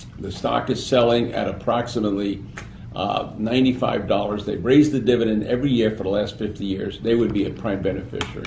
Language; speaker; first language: English; native; English